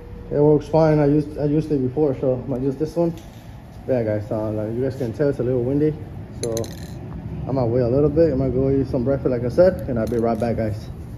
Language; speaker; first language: English; early bilingual, other home language; Spanish